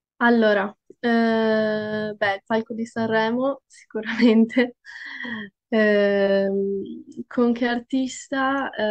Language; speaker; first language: Italian; native; Italian